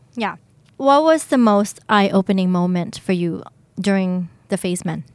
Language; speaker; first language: English; native; English